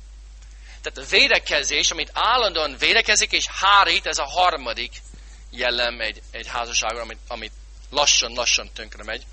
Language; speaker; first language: Hungarian; non-native, fluent; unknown